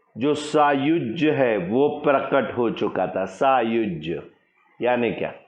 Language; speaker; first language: Hindi; non-native, local second language; Marathi